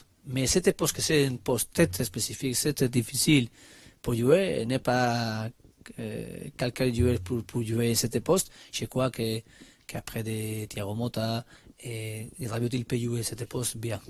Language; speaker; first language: French; non-native, learner; Spanish